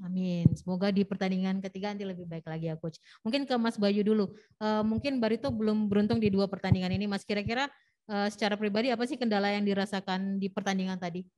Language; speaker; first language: Indonesian; native; Indonesian